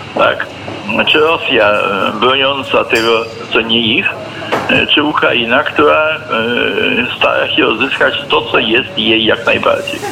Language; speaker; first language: Polish; native; Polish